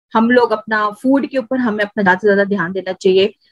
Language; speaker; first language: Hindi; native; Hindi